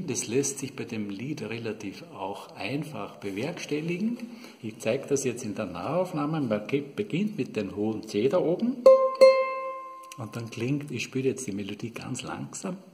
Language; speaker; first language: German; native; German